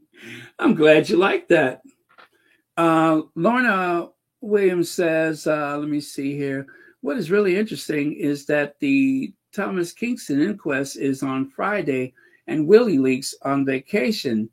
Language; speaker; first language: English; native; English